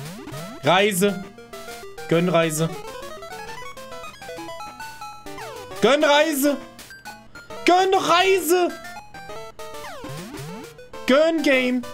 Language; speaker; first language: German; native; German